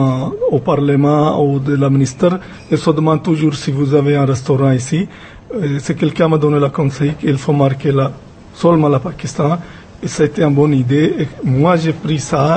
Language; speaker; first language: French; non-native, learner; Punjabi